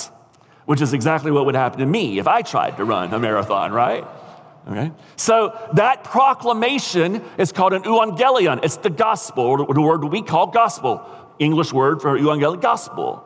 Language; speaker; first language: English; native; English